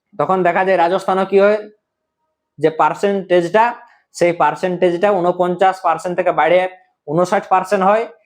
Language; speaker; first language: Bangla; native; Bangla